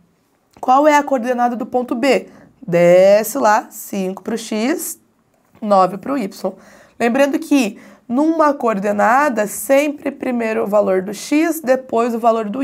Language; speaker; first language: Portuguese; native; Portuguese